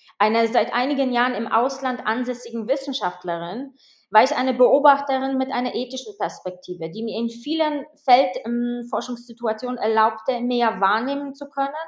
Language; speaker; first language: German; non-native, fluent; Polish